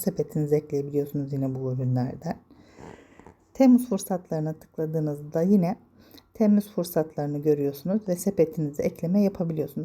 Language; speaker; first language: Turkish; native; Turkish